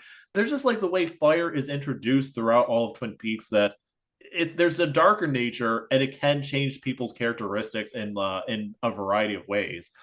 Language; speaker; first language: English; native; English